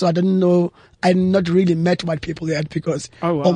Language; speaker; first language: English; non-native, local second language; Xhosa